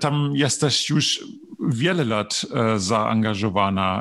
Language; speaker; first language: Polish; non-native, learner; German